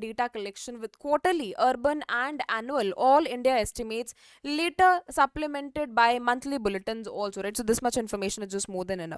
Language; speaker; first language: English; non-native, local second language; Hindi